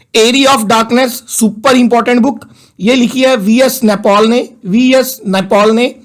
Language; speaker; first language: Hindi; non-native, local second language; Punjabi